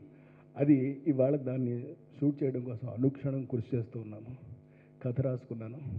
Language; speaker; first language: Telugu; native; Telugu